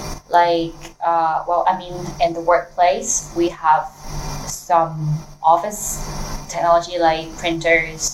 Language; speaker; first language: English; non-native, fluent; Chinese